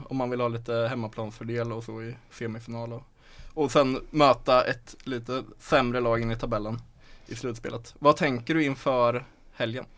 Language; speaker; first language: Swedish; native; Swedish